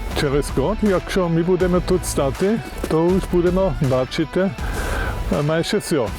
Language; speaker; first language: Ukrainian; non-native, learner; German